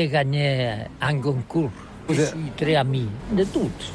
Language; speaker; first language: French; non-native, learner; Spanish